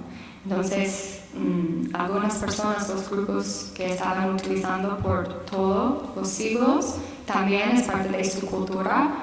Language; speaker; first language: Spanish; non-native, fluent; English